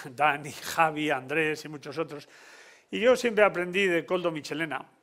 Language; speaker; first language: Spanish; native; Spanish